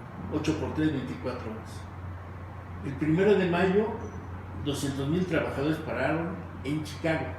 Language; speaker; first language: Spanish; native; Spanish